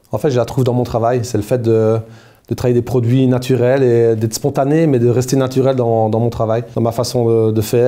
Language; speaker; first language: French; native; French